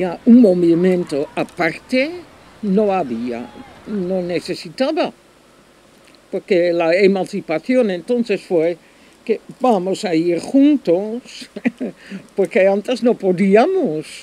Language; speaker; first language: Spanish; non-native, fluent; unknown